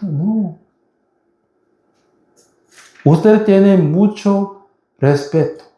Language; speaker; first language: Spanish; non-native, fluent; Korean